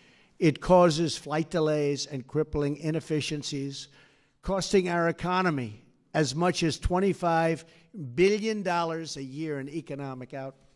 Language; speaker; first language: English; native; English